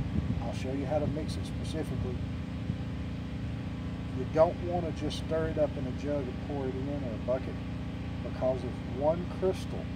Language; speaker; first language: English; native; English